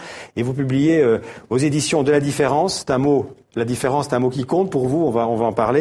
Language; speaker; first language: French; native; French